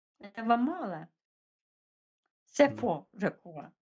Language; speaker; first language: French; non-native, fluent; Russian